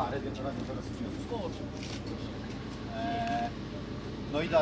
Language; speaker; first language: Polish; native; Polish